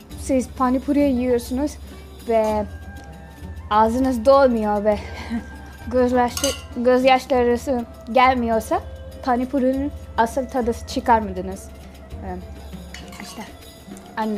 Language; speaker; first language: Turkish; non-native, learner; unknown